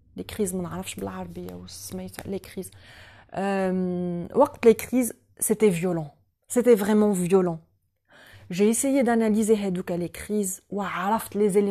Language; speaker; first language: French; non-native, local second language; Arabic